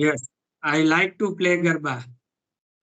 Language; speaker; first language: English; non-native, learner; Gujarati